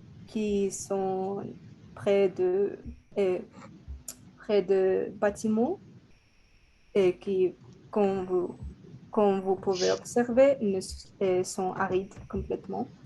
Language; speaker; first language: French; non-native, learner; Spanish